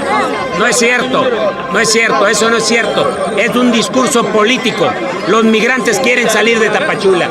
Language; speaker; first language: Spanish; native; Spanish